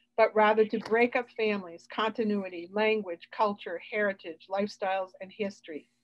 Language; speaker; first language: English; native; English